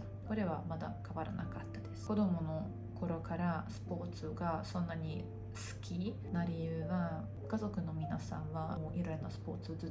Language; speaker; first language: Japanese; non-native, fluent; Hungarian